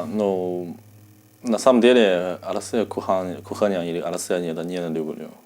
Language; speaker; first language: Russian; non-native, learner; Chinese